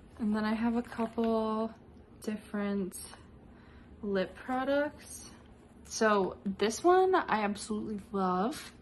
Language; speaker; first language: English; native; English